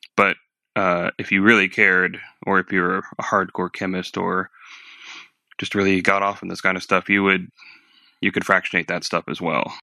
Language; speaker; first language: English; native; English